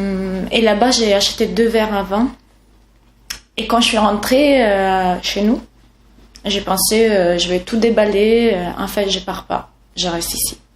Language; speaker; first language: French; non-native, fluent; Italian